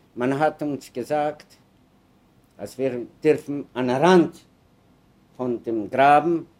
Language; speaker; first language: German; non-native, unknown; Yiddish